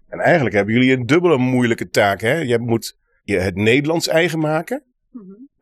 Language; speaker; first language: Dutch; native; Dutch